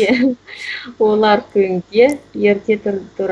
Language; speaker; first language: Kazakh; non-native, learner; Russian